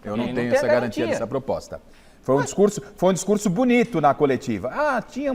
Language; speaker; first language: Portuguese; native; Portuguese